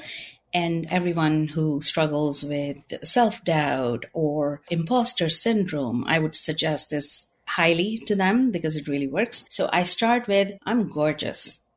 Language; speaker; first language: English; non-native, local second language; Hindi